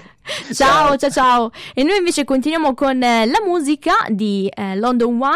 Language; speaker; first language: Italian; native; Italian